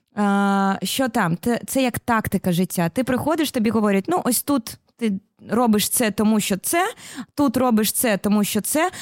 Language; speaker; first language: Ukrainian; non-native, local second language; Russian